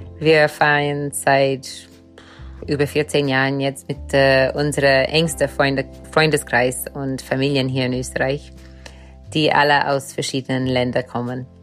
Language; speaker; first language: German; non-native, fluent; English